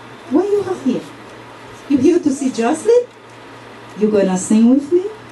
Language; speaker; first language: English; non-native, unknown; Haitian Creole